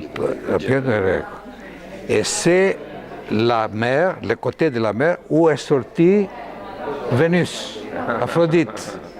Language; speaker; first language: French; non-native, fluent; Greek